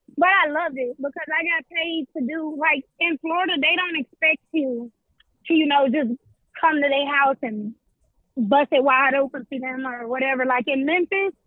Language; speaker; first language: English; native; English